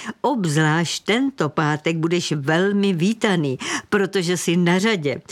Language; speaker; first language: Czech; native; Czech